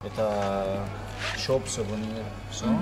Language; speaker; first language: Russian; non-native, learner; Arabic